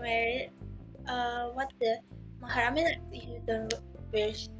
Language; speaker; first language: English; non-native, learner; Javanese